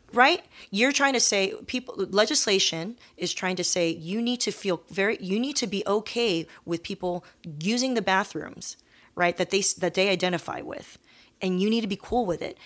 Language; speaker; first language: English; early bilingual, other home language; Chinese